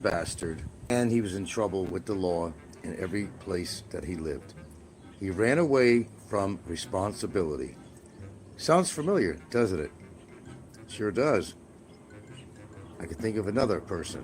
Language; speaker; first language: English; native; English